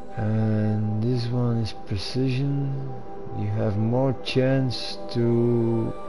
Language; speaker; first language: English; non-native, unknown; Dutch